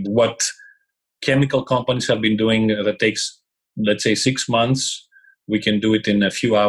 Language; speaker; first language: English; non-native, fluent; Greek